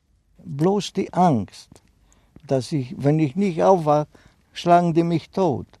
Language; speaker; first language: German; non-native, fluent; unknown